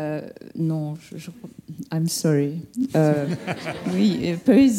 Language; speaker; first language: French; non-native, fluent; English